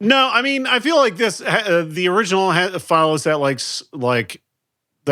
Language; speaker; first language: English; native; English